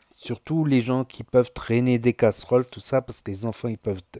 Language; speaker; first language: French; native; French